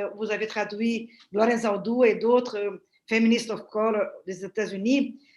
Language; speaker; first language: French; non-native, fluent; Portuguese